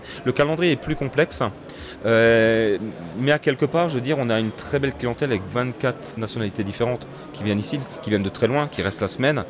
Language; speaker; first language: French; native; French